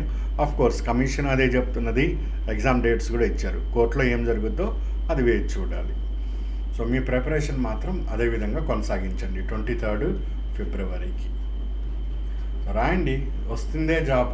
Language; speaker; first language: Telugu; native; Telugu